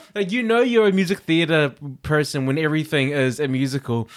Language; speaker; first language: English; native; English